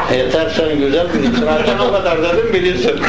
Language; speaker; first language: Greek; non-native, local second language; Turkish